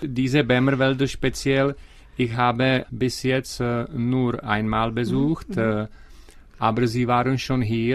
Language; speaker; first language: German; non-native, learner; Czech